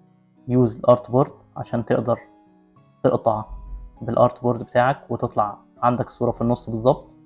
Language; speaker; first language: Arabic; native; Arabic